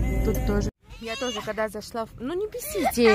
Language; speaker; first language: Russian; native; Russian